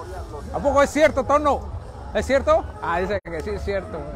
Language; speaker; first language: Spanish; native; Spanish